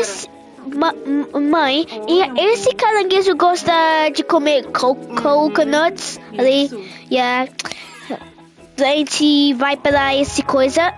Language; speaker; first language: Portuguese; early bilingual, heritage; Portuguese